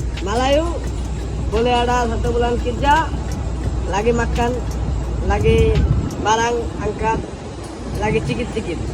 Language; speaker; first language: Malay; non-native, learner; Bangla